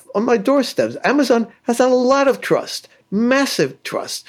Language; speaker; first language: English; early bilingual, other home language; Spanish